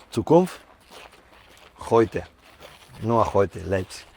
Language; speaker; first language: German; non-native, fluent; Spanish